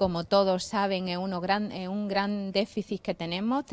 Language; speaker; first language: Spanish; native; Spanish